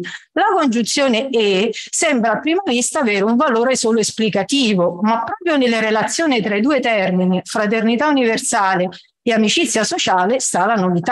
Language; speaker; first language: Italian; native; Italian